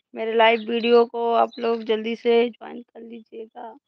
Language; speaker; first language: Hindi; native; Hindi